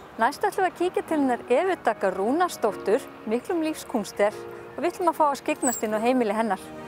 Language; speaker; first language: Icelandic; native; Icelandic